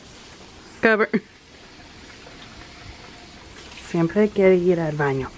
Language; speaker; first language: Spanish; early bilingual, heritage; Spanish